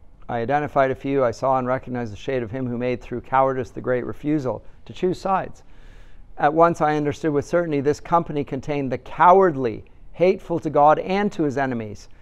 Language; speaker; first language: English; native; English